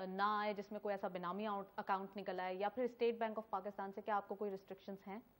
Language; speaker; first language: Urdu; native; Urdu